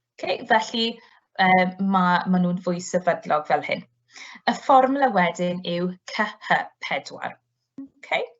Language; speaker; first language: Welsh; native; Welsh